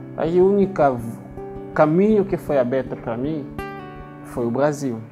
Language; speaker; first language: Portuguese; non-native, learner; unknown